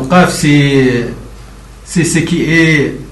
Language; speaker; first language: French; non-native, local second language; Arabic